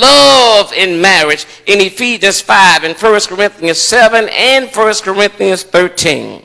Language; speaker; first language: English; native; English